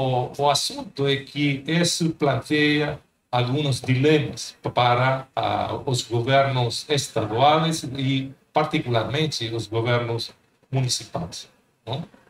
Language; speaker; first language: Portuguese; non-native, fluent; Spanish